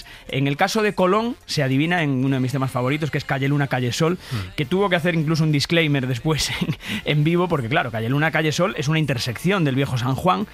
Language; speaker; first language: Spanish; native; Spanish